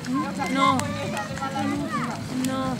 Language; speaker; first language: Spanish; non-native, local second language; Galician